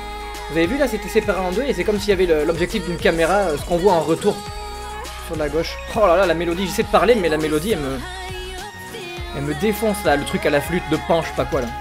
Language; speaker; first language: French; native; French